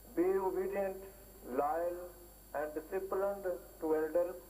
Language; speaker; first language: English; non-native, local second language; Urdu